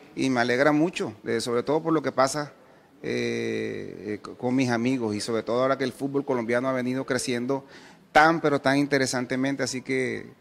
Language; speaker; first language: Spanish; native; Spanish